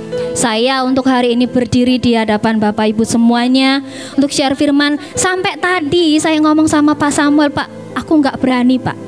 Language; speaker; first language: Indonesian; native; Indonesian